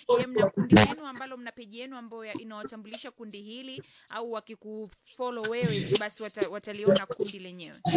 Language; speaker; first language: Swahili; native; Swahili